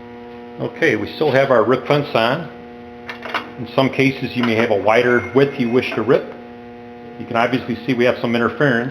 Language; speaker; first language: English; native; English